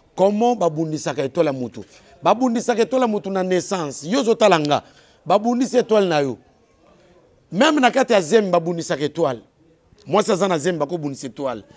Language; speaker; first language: Lingala; native; Lingala